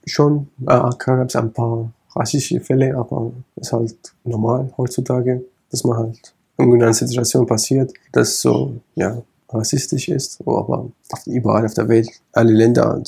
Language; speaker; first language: German; non-native, fluent; Kurdish